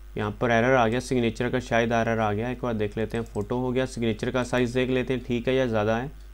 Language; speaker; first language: Hindi; non-native, local second language; Punjabi